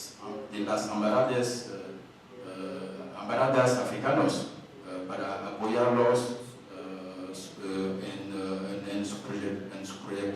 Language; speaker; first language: Spanish; non-native, learner; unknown